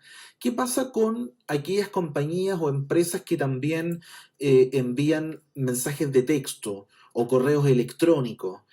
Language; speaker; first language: Spanish; native; Spanish